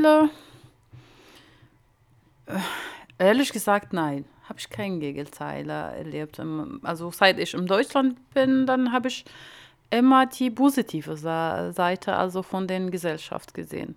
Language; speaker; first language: German; non-native, fluent; Arabic